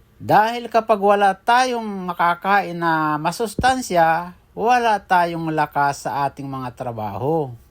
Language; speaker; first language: Filipino; native; Filipino